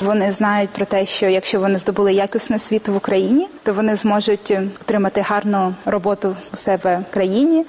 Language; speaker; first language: Ukrainian; native; Ukrainian